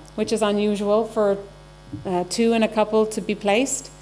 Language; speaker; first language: English; native; English